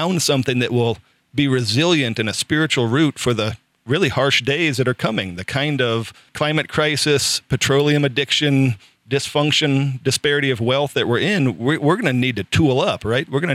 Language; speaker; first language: English; native; English